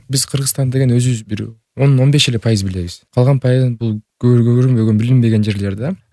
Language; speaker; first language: Kyrgyz; native; Kyrgyz